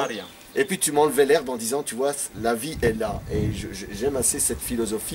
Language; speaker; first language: French; native; French